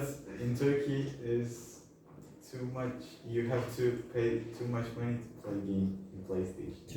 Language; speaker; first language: English; non-native, learner; Turkish